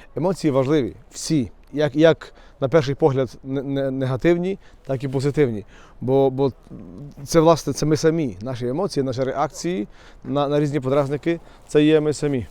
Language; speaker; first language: Ukrainian; native; Ukrainian